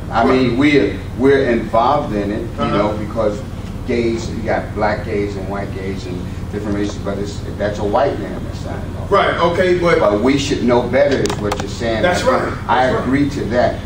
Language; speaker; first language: English; native; English